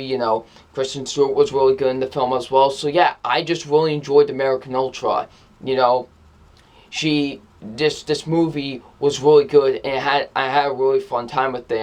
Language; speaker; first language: English; native; English